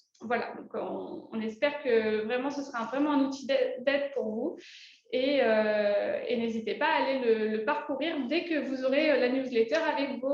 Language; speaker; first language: French; native; French